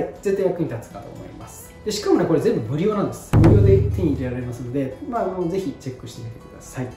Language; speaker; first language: Japanese; native; Japanese